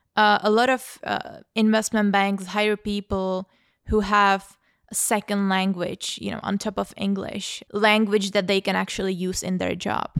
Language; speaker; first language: English; non-native, fluent; Czech